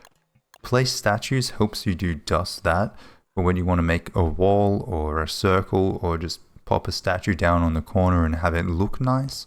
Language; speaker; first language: English; native; English